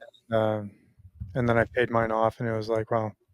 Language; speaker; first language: English; native; English